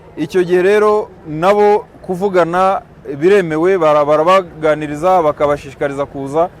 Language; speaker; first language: Kinyarwanda; native; Kinyarwanda